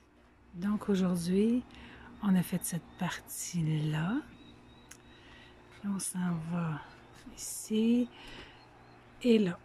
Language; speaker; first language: French; native; French